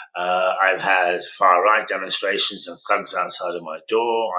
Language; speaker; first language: English; native; English